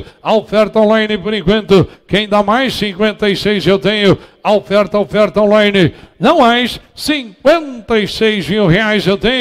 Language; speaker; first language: Portuguese; native; Portuguese